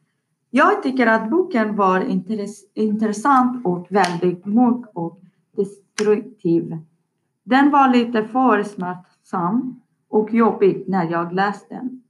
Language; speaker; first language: Swedish; non-native, learner; Persian